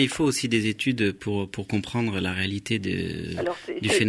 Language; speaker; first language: French; native; French